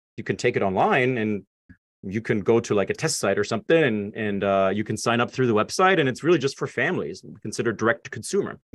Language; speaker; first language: English; non-native, fluent; German